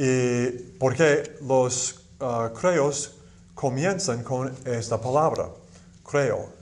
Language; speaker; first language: Spanish; non-native, fluent; English